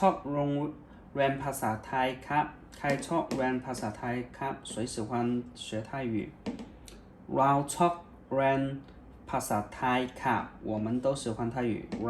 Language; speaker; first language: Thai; non-native, learner; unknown